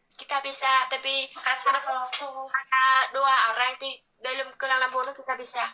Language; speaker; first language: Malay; non-native, learner; Vietnamese